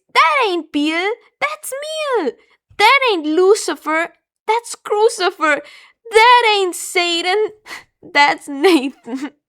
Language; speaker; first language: English; native; English